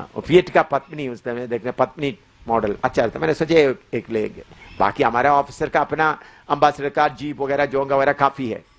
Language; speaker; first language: Hindi; non-native, local second language; Malayalam